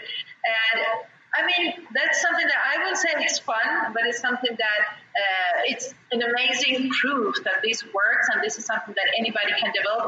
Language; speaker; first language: English; non-native, fluent; Spanish